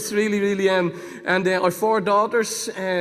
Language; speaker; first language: English; native; English